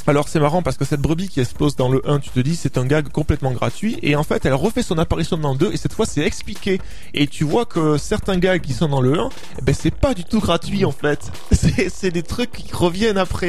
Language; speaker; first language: French; native; French